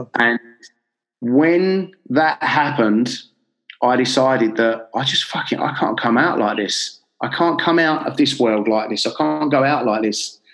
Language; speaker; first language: English; native; English